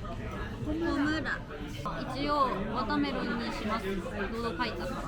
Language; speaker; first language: Japanese; non-native, fluent; Korean